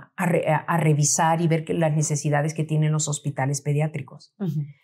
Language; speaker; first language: Spanish; native; Spanish